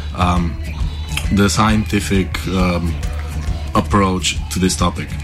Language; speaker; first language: English; non-native, fluent; Slovenian